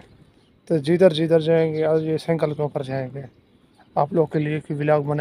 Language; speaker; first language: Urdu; non-native, local second language; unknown